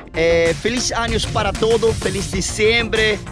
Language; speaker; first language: Portuguese; non-native, learner; Spanish